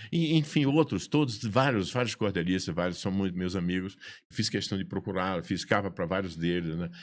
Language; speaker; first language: Portuguese; native; Portuguese